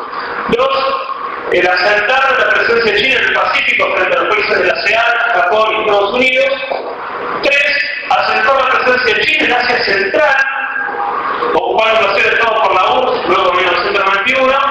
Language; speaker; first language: Spanish; native; Spanish